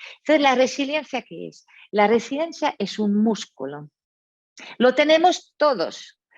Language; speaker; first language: Spanish; non-native, fluent; French